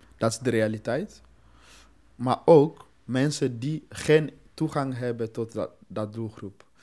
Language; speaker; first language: Dutch; non-native, fluent; Swahili